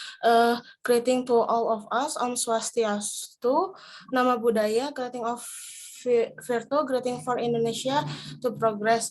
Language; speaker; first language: English; non-native, learner; Indonesian